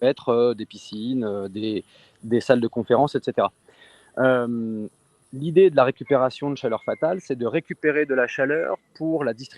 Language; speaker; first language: French; native; French